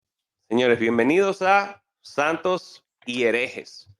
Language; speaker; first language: Spanish; native; Spanish